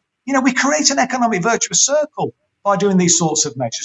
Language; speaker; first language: English; native; English